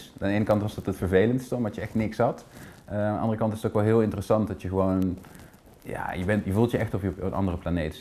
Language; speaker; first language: Dutch; native; Dutch